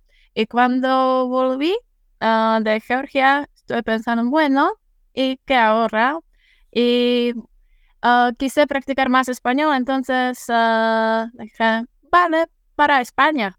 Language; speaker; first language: Spanish; non-native, fluent; Czech